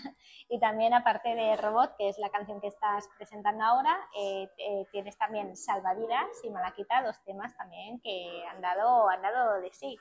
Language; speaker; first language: Spanish; native; Spanish